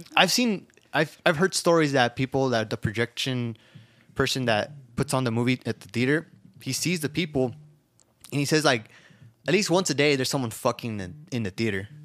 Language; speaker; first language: English; native; English